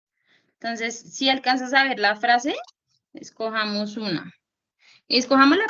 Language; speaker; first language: Spanish; native; Spanish